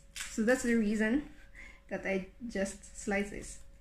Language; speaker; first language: English; non-native, local second language; Cebuano